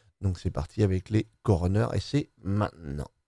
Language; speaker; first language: French; native; French